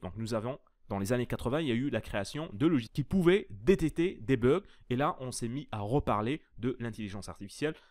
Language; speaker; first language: French; native; French